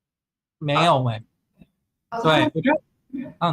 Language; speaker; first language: Chinese; native; Chinese